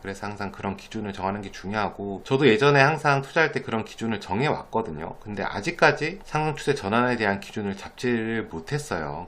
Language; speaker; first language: Korean; native; Korean